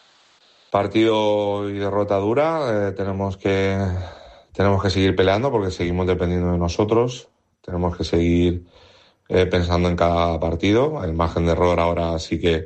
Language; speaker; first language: Spanish; native; Spanish